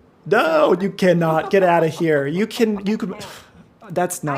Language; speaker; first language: English; native; English